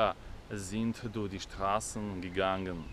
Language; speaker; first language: German; non-native, fluent; Russian